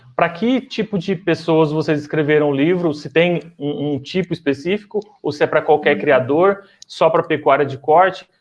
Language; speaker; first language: Portuguese; native; Portuguese